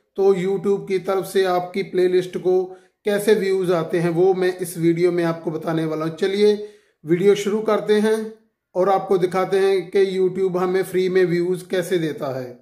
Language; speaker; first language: Hindi; non-native, local second language; Punjabi